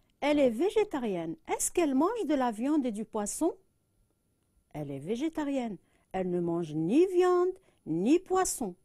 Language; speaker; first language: French; non-native, local second language; Arabic